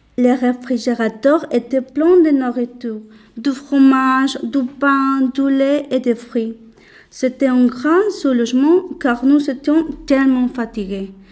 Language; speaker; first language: French; non-native, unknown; Spanish